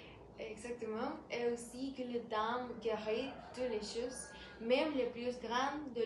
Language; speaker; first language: French; non-native, learner; Spanish